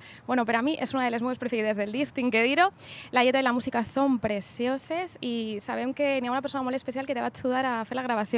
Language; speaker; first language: Catalan; native; Catalan